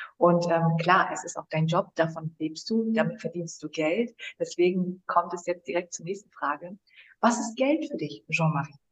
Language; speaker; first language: German; early bilingual, other home language; Vietnamese